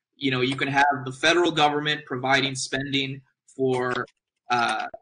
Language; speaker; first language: English; native; English